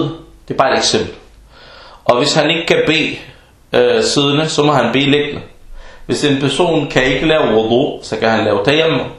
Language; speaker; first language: Danish; non-native, fluent; Arabic